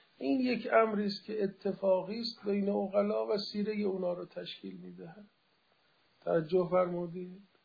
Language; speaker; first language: Persian; native; Persian